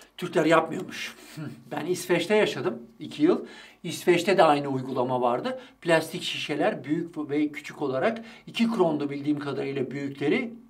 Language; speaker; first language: Turkish; native; Turkish